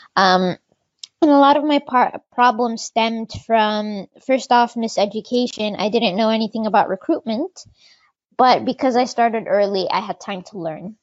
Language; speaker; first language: English; non-native, fluent; Arabic